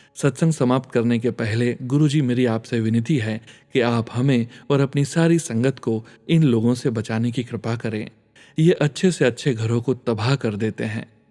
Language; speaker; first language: Hindi; native; Hindi